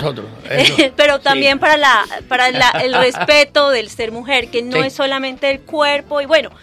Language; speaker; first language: Spanish; native; Spanish